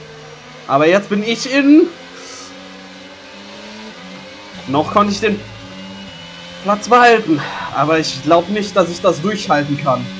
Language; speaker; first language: German; native; German